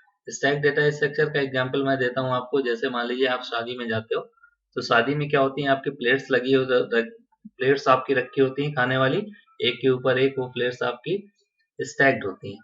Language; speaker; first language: Hindi; native; Hindi